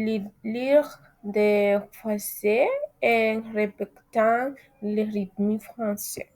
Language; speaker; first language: French; non-native, learner; Spanish